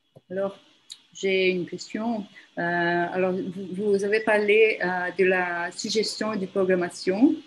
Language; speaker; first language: French; non-native, fluent; Portuguese